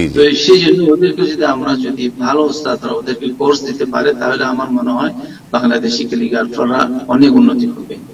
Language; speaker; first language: Bangla; early bilingual, heritage; Bangla